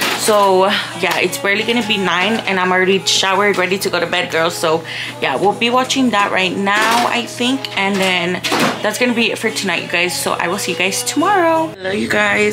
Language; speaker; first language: English; early bilingual, other home language; Spanish